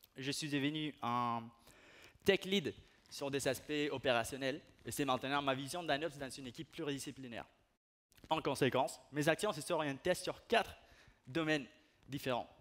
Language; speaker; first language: French; non-native, fluent; Spanish